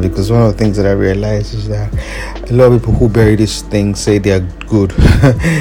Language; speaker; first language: English; non-native, local second language; Yoruba